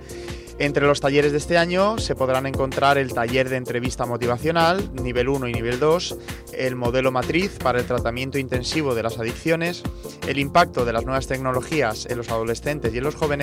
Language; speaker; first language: Spanish; native; Spanish